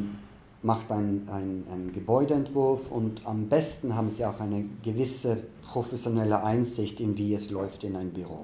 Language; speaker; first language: German; non-native, fluent; Norwegian